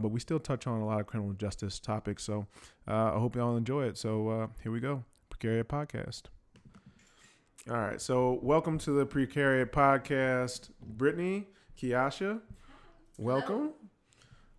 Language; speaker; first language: English; native; English